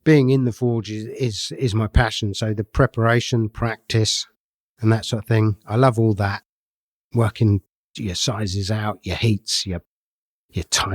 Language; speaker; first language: English; native; English